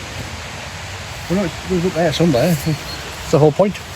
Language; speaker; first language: English; native; English